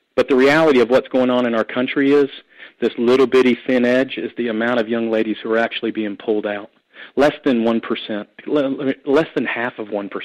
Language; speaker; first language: English; native; English